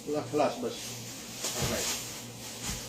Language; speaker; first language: Arabic; non-native, learner; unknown